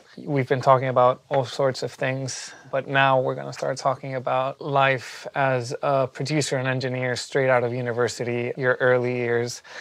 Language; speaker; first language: English; non-native, fluent; Spanish